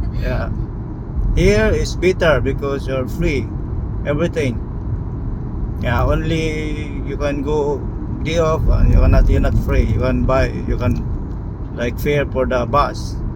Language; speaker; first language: English; non-native, learner; Nepali